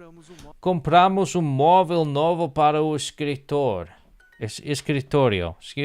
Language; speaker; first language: Portuguese; non-native, learner; English